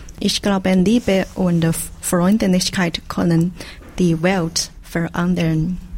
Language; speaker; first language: German; non-native, learner; Chinese